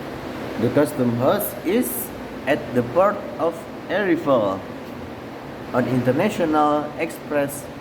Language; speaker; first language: English; non-native, learner; Indonesian